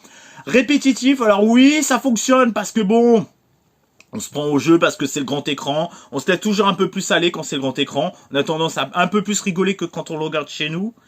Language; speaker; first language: French; native; French